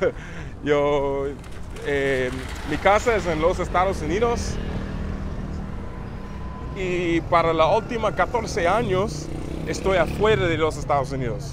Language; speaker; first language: Spanish; non-native, learner; English